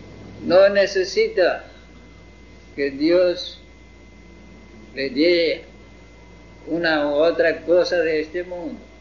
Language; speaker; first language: Spanish; non-native, fluent; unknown